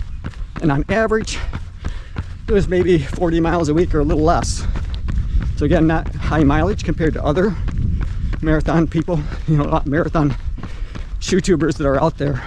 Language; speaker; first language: English; native; English